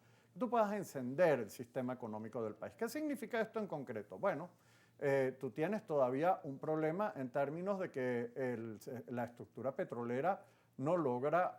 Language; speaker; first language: Spanish; native; Spanish